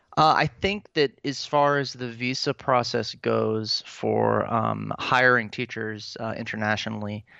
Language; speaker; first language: English; native; English